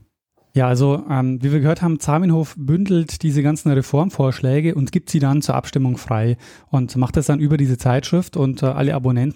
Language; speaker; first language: German; native; German